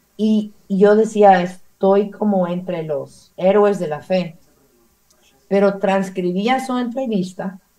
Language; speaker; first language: Spanish; non-native, fluent; English